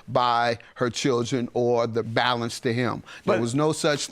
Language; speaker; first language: English; native; English